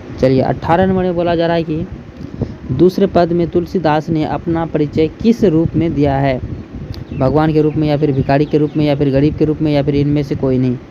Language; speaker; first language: Hindi; native; Hindi